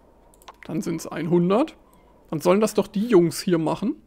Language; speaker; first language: German; native; German